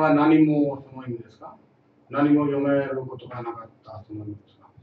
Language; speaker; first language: Japanese; non-native, learner; Tamil